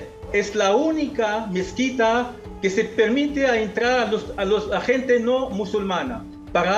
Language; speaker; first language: Spanish; non-native, fluent; Arabic